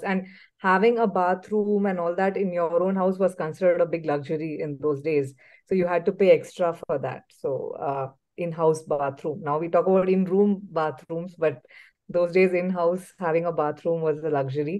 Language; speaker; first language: English; non-native, local second language; Tamil